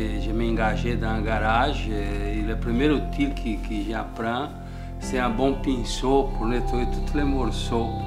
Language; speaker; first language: French; non-native, fluent; Portuguese